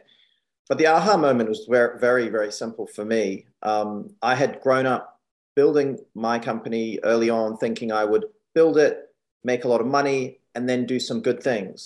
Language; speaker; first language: English; native; English